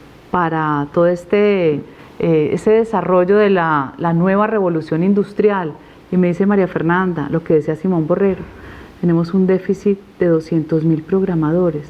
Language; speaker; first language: Spanish; native; Spanish